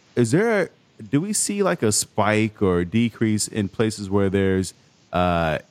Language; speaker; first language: English; native; English